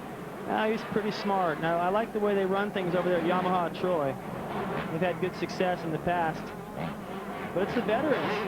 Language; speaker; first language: English; native; English